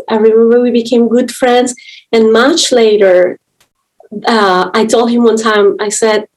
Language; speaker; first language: English; non-native, fluent; Spanish